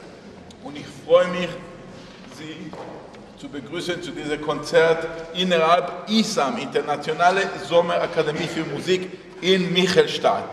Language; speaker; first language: German; non-native, fluent; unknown